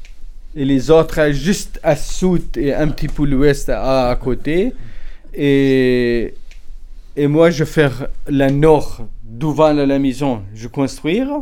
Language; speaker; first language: French; non-native, learner; Kurdish